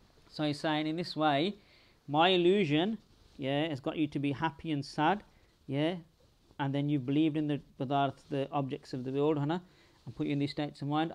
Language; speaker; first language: English; early bilingual, other home language; Punjabi